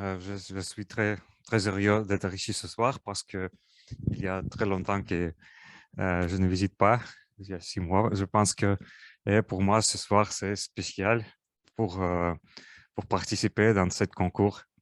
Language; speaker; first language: French; non-native, learner; Russian